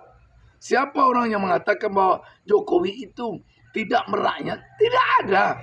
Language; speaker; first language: Indonesian; native; Indonesian